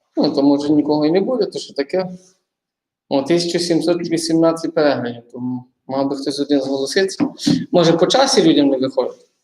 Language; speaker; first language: Ukrainian; native; Ukrainian